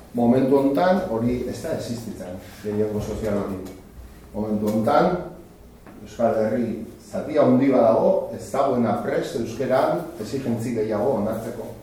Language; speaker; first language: Basque; non-native, local second language; Spanish